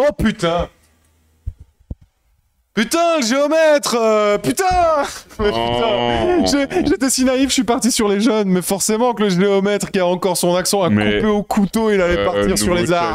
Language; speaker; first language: French; native; French